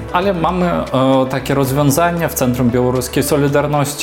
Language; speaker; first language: Polish; non-native, fluent; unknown